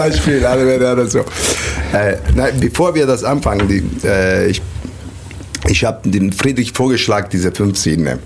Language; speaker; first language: German; non-native, learner; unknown